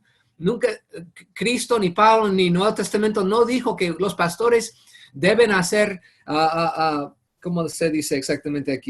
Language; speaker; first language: Spanish; non-native, fluent; English